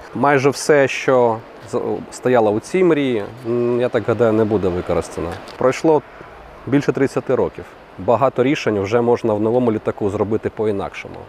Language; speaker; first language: Ukrainian; non-native, local second language; Russian